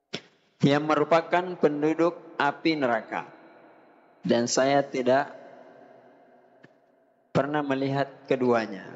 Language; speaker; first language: Indonesian; native; Indonesian